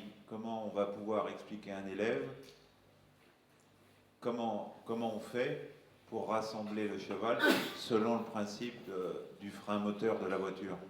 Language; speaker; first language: French; native; French